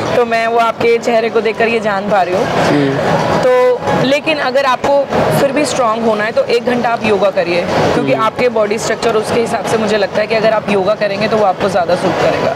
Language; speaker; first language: Hindi; native; Hindi